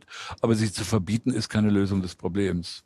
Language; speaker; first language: German; native; German